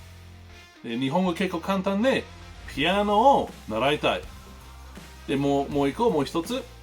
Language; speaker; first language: Japanese; non-native, learner; English